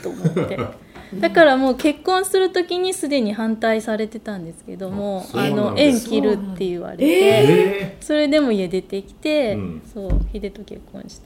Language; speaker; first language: Japanese; native; Japanese